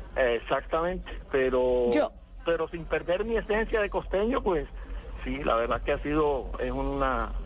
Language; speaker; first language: Spanish; native; Spanish